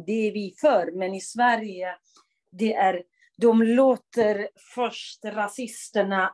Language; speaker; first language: Swedish; non-native, fluent; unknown